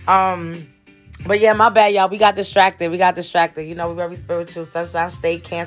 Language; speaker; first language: English; early bilingual, other home language; Spanish